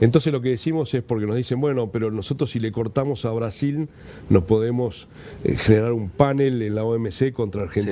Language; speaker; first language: Spanish; native; Spanish